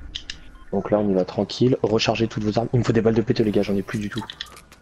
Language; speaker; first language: French; native; French